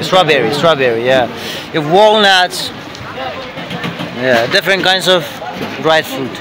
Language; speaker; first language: English; non-native, fluent; Persian